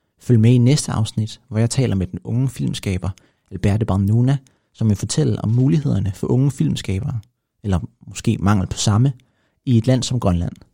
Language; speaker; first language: Danish; native; Danish